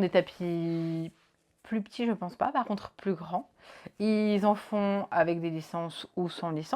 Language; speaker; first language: French; native; French